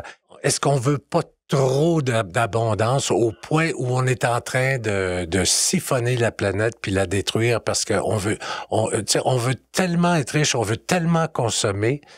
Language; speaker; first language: French; native; French